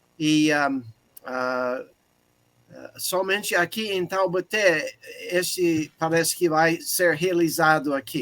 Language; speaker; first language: Portuguese; non-native, fluent; English